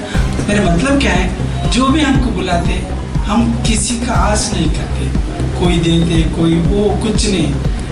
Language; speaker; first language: Hindi; non-native, local second language; Kannada